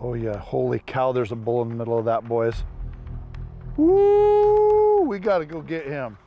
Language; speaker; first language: English; native; English